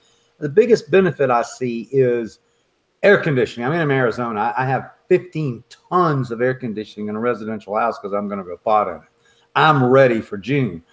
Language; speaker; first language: English; native; English